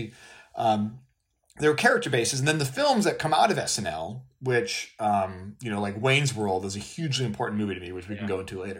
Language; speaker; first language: English; native; English